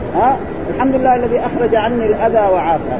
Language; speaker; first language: Arabic; native; Arabic